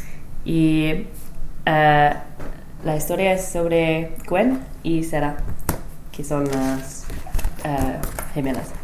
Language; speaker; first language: Spanish; non-native, learner; English